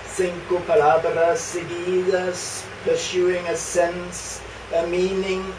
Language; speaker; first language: Spanish; non-native, fluent; Danish